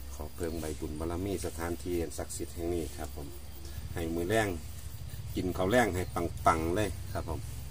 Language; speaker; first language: Thai; native; Thai